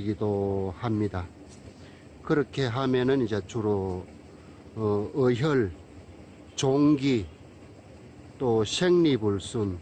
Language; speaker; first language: Korean; native; Korean